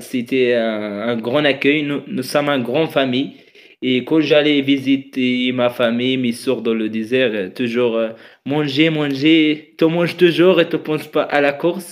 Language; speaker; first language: French; non-native, fluent; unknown